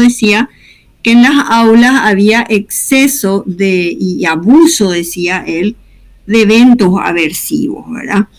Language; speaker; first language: Spanish; native; Spanish